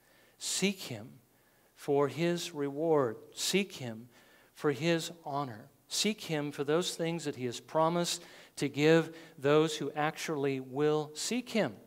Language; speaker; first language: English; native; English